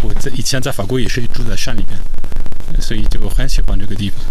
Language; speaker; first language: Chinese; non-native, fluent; French